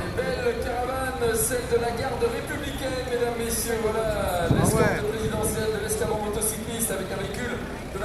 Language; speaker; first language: French; native; French